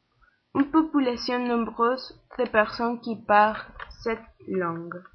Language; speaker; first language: French; non-native, learner; Spanish